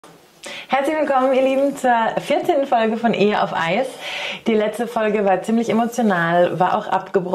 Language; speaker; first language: German; native; German